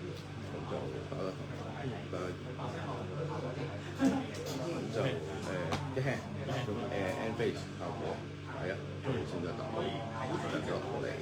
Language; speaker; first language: Cantonese; native; Cantonese